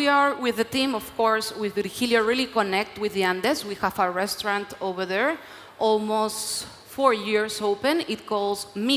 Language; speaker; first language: English; non-native, learner; Spanish